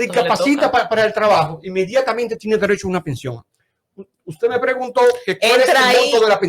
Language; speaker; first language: Spanish; native; Spanish